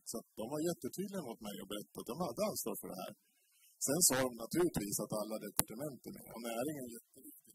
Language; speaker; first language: Swedish; native; Swedish